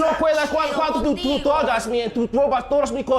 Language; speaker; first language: Spanish; non-native, learner; English